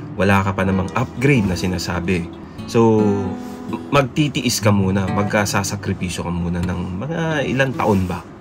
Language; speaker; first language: Filipino; native; Filipino